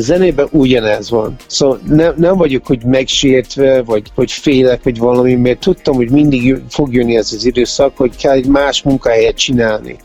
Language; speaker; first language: Hungarian; early bilingual, heritage; Hungarian